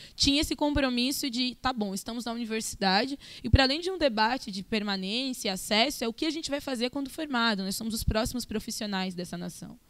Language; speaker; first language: Portuguese; native; Portuguese